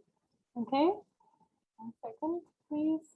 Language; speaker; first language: English; non-native, learner; Georgian